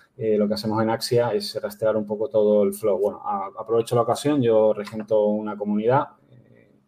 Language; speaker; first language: Spanish; native; Spanish